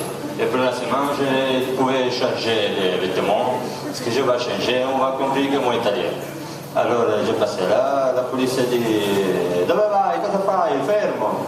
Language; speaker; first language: French; non-native, learner; Italian